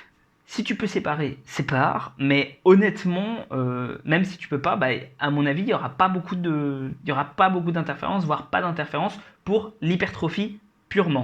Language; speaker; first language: French; native; French